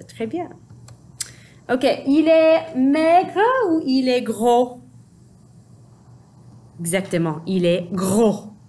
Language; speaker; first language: French; non-native, fluent; English